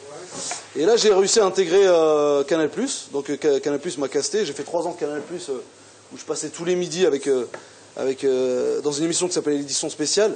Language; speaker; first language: French; native; French